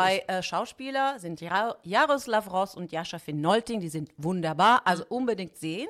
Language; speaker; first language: German; non-native, fluent; Italian